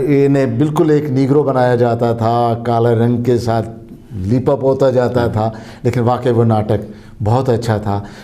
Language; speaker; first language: Hindi; non-native, local second language; Kashmiri